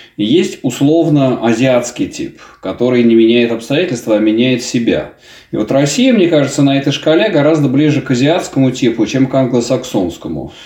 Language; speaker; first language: Russian; native; Russian